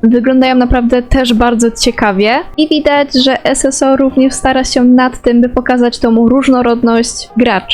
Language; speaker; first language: Polish; native; Polish